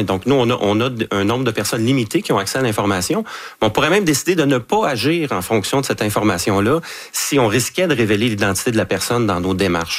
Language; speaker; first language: French; native; French